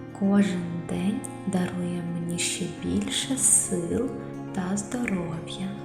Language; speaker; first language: Ukrainian; native; Ukrainian